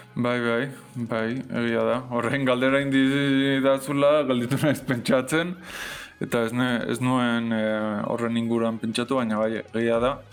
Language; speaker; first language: Basque; non-native, learner; Spanish